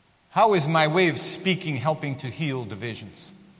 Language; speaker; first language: English; native; English